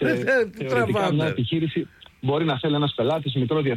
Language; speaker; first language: Greek; native; Greek